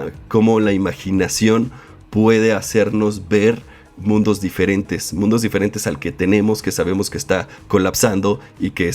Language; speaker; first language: Spanish; native; Spanish